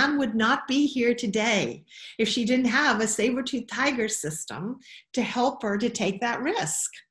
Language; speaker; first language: English; native; English